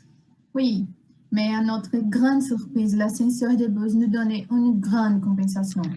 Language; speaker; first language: French; non-native, learner; Portuguese